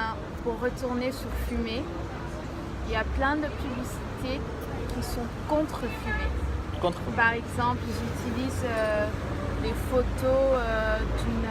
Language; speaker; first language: French; non-native, fluent; Dutch